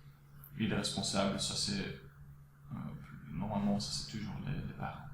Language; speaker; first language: French; non-native, local second language; Dutch